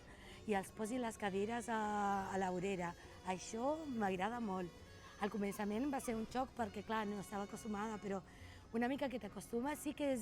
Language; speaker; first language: Catalan; non-native, fluent; Spanish